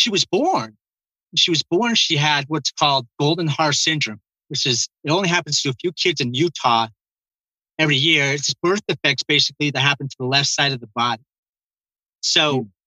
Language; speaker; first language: English; native; English